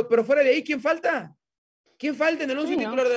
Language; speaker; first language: Spanish; native; Spanish